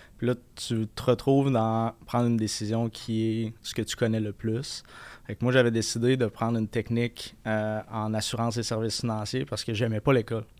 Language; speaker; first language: French; native; French